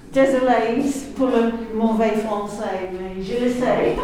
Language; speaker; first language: French; non-native, learner; English